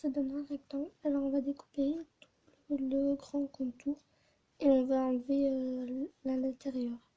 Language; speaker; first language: French; native; French